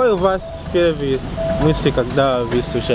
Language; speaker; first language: Russian; non-native, learner; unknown